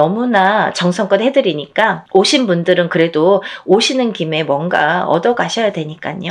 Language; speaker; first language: Korean; native; Korean